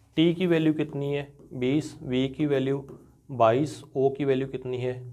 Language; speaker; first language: Hindi; non-native, local second language; Punjabi